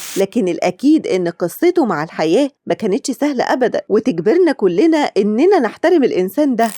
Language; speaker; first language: Arabic; native; Arabic